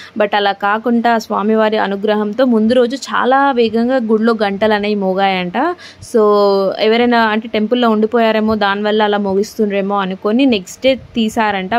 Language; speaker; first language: Telugu; non-native, local second language; Lambadi